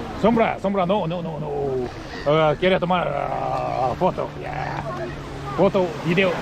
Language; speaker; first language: Spanish; non-native, learner; Korean